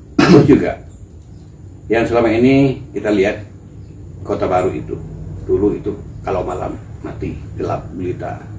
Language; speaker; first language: Indonesian; non-native, local second language; Minangkabau